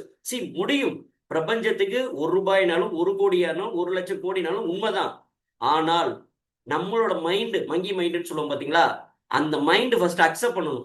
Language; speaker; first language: Tamil; native; Tamil